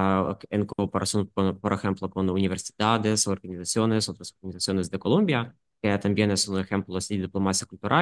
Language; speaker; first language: Spanish; non-native, fluent; Ukrainian